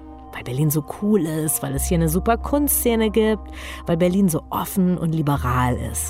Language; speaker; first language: German; native; German